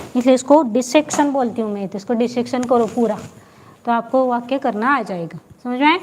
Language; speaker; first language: Hindi; non-native, local second language; Marathi